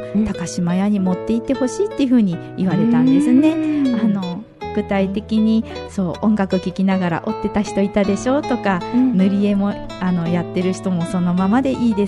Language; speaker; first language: Japanese; native; Japanese